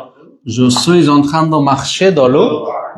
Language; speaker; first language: French; non-native, fluent; Bangla